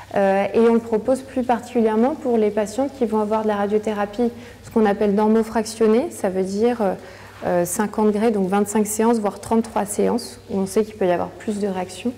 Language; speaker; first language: French; native; French